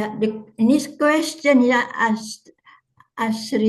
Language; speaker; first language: English; non-native, fluent; Indonesian